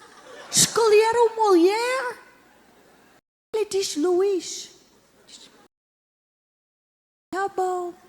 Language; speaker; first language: Portuguese; non-native, learner; English